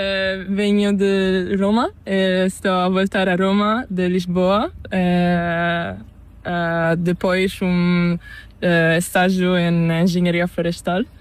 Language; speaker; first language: Spanish; non-native, fluent; Italian